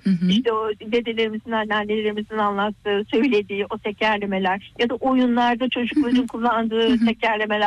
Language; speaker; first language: Turkish; native; Turkish